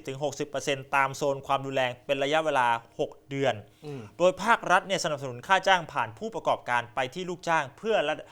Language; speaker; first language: Thai; native; Thai